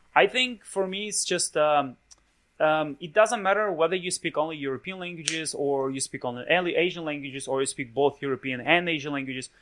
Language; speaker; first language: English; non-native, fluent; Russian